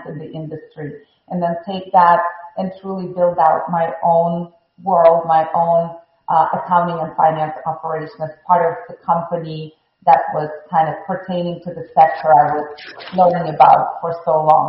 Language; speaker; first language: English; non-native, fluent; Russian